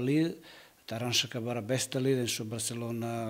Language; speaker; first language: Icelandic; non-native, learner; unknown